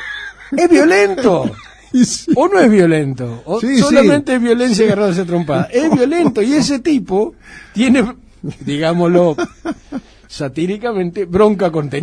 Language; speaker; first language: Spanish; native; Spanish